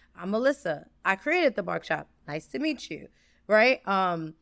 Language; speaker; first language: English; native; English